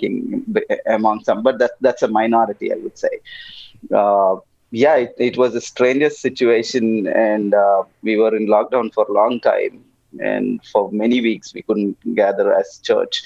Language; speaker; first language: English; non-native, local second language; Telugu